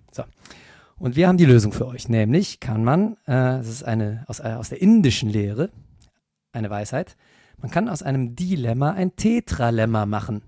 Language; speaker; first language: German; native; German